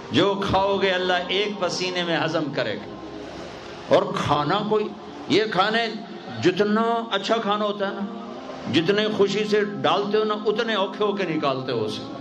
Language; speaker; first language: Urdu; non-native, local second language; Punjabi